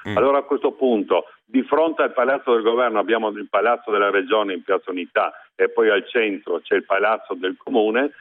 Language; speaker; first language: Italian; native; Italian